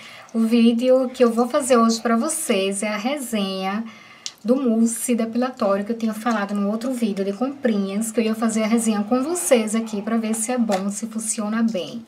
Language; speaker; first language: Portuguese; native; Portuguese